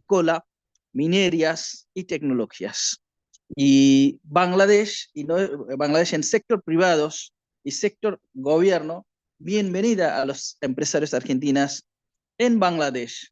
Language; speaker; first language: Spanish; non-native, learner; Bangla